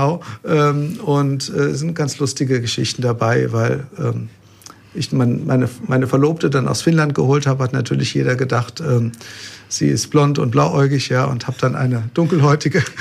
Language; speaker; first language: German; native; German